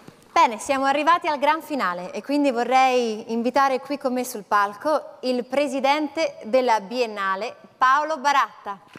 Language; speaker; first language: Italian; native; Italian